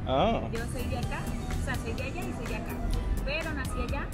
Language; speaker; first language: Spanish; native; Spanish